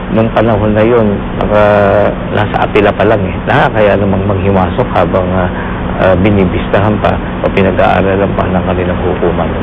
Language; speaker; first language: Filipino; native; Filipino